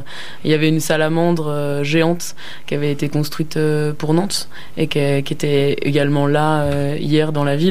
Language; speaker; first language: French; native; French